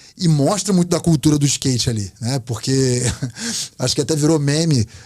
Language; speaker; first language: Portuguese; native; Portuguese